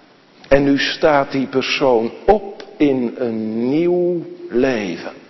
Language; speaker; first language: Dutch; native; Dutch